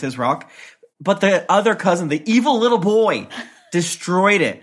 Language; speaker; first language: English; native; English